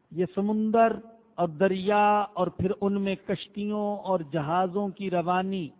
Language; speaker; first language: Urdu; non-native, local second language; Punjabi